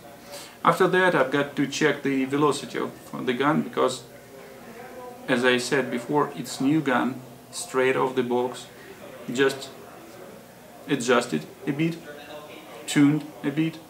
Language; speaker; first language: English; non-native, fluent; Russian